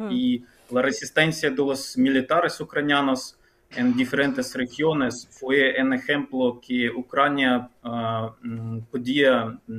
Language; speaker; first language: Spanish; non-native, fluent; Ukrainian